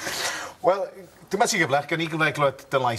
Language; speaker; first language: Welsh; native; Welsh